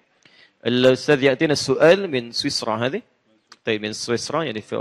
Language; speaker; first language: Arabic; non-native, fluent; Indonesian